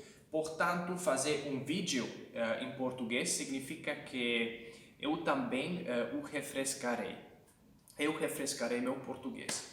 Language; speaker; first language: Portuguese; non-native, fluent; Hungarian